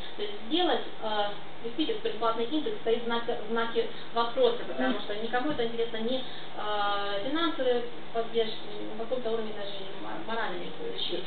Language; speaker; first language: Russian; non-native, local second language; Ukrainian